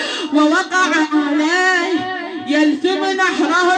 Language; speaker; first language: Arabic; native; Arabic